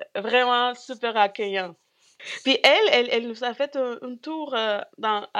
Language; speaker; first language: French; non-native, fluent; Spanish